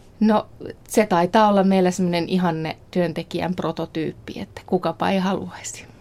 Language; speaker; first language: Finnish; native; Finnish